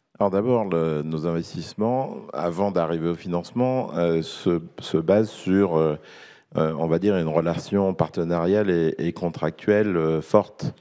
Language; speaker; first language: French; native; French